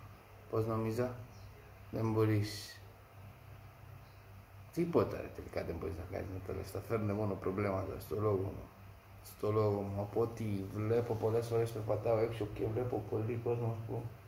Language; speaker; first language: Greek; non-native, fluent; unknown